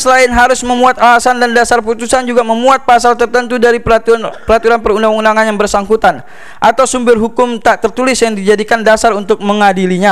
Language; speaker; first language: Indonesian; native; Indonesian